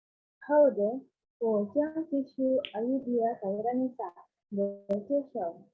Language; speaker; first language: Chinese; non-native, learner; Indonesian